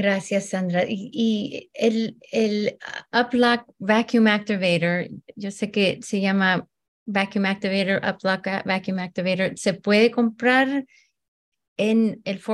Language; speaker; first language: Spanish; early bilingual, heritage; Spanish